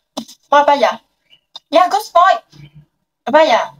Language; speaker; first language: Indonesian; non-native, learner; Vietnamese